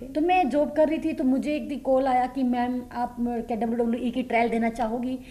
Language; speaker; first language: Hindi; native; Hindi